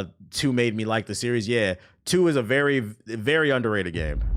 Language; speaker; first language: English; native; English